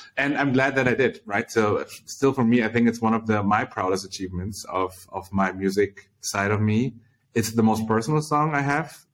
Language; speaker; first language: English; early bilingual, other home language; Chinese